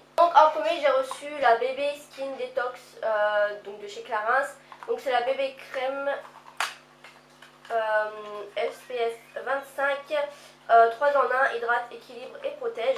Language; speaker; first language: French; native; French